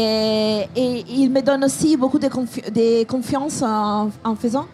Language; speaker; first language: French; non-native, fluent; Italian